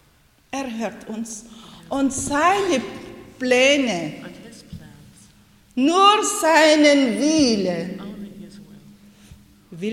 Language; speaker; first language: German; non-native, learner; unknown